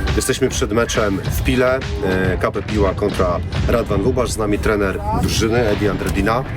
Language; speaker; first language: Polish; native; Polish